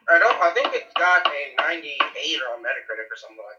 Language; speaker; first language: English; native; English